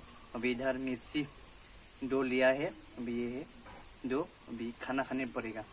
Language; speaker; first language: Hindi; non-native, local second language; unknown